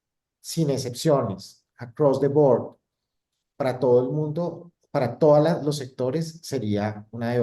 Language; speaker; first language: Spanish; native; Spanish